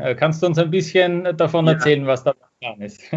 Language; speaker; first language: German; native; German